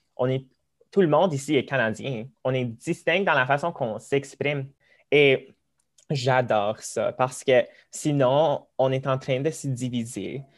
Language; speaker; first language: French; early bilingual, other home language; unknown